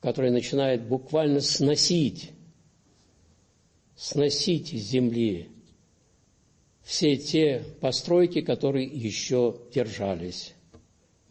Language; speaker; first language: Russian; native; Russian